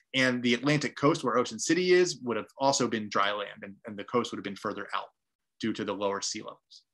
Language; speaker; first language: English; native; English